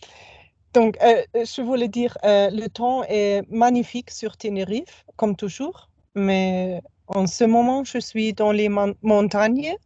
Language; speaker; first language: French; non-native, fluent; German